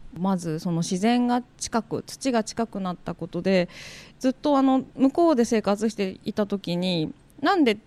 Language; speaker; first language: Japanese; native; Japanese